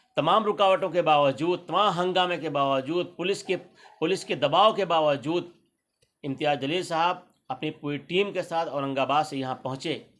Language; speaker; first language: Urdu; native; Urdu